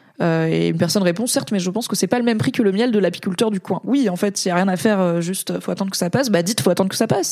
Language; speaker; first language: French; native; French